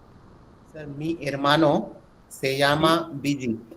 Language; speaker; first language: Spanish; non-native, learner; Bangla